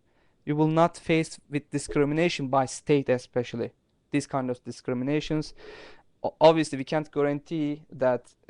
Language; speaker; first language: English; non-native, fluent; Turkish